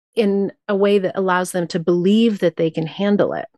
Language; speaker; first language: English; native; English